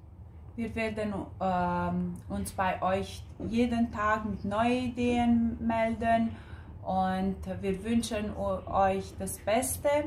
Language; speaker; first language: German; non-native, fluent; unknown